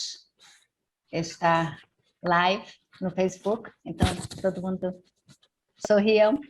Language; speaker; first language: Portuguese; non-native, local second language; Tetum